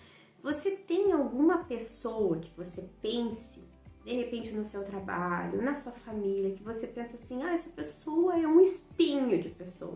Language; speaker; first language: Portuguese; native; Portuguese